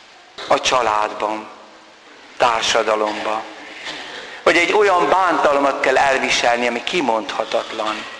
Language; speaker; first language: Hungarian; native; Hungarian